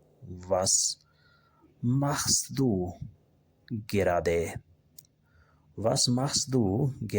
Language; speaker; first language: German; non-native, learner; Urdu